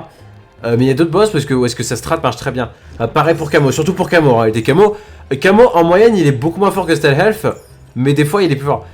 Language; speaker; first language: French; native; French